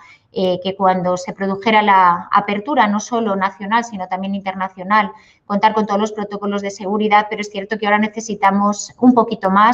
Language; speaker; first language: Spanish; native; Spanish